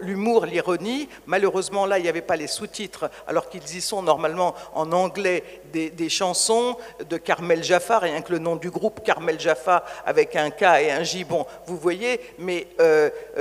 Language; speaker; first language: French; native; French